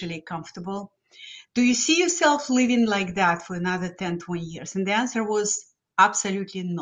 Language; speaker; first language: English; non-native, fluent; Lithuanian